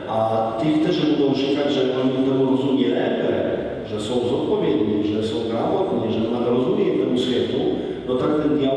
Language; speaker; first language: Czech; non-native, fluent; Polish